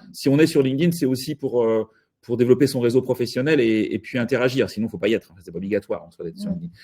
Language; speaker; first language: French; native; French